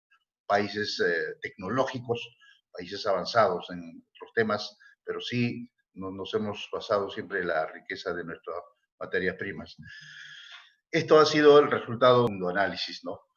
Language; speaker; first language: Spanish; native; Spanish